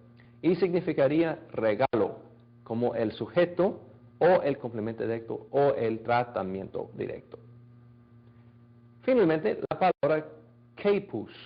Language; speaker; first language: Spanish; non-native, fluent; English